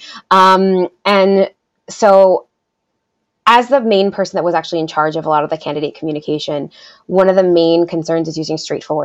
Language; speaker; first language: English; early bilingual, other home language; Spanish